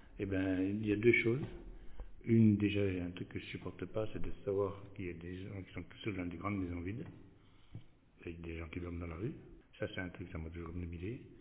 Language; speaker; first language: French; native; French